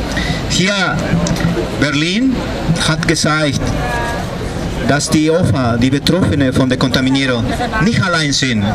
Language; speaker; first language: German; non-native, fluent; Spanish